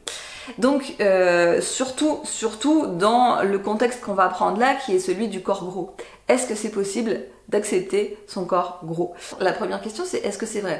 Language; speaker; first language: French; native; French